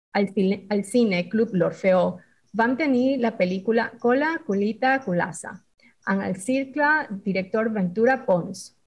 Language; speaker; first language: Catalan; non-native, fluent; Spanish